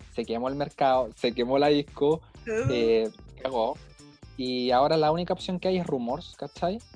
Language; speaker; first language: Spanish; native; Spanish